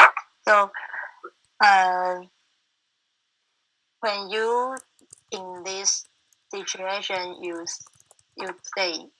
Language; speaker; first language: English; non-native, learner; Chinese